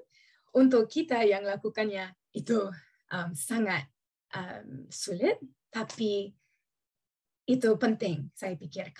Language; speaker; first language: Indonesian; non-native, learner; English